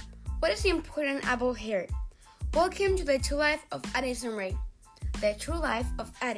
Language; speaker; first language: English; non-native, fluent; Spanish